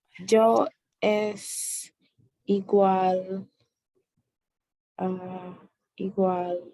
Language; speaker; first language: Spanish; non-native, learner; English